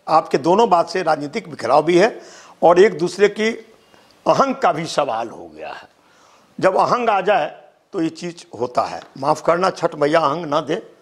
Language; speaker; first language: Hindi; native; Hindi